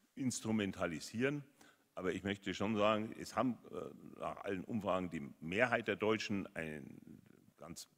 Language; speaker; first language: German; native; German